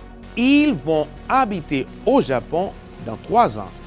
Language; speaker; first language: French; non-native, fluent; Spanish